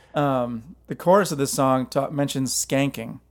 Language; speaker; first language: English; native; English